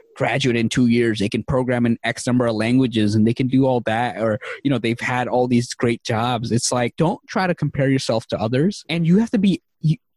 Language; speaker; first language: English; native; English